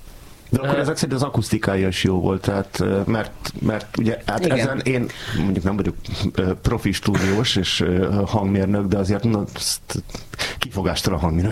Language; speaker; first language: Hungarian; native; Hungarian